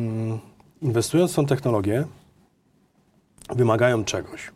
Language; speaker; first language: Polish; native; Polish